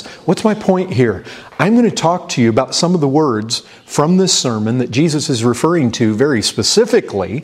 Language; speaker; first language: English; native; English